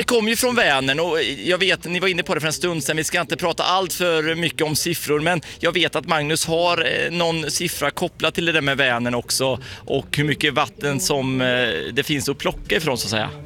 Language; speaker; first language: Swedish; native; Swedish